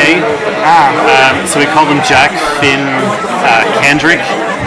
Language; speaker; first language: English; native; English